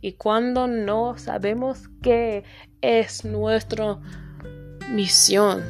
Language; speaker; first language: Spanish; non-native, learner; English